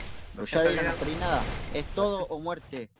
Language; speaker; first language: Spanish; native; Spanish